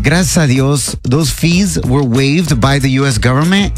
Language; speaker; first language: English; early bilingual, other home language; Spanish